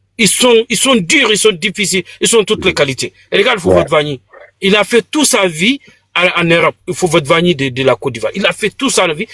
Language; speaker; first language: French; non-native, local second language; Bambara